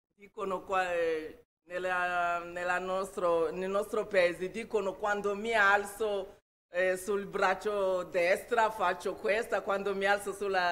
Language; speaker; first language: Italian; non-native, fluent; Kinyarwanda